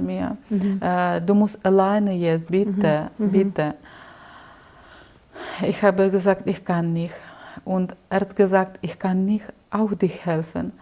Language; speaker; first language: German; non-native, learner; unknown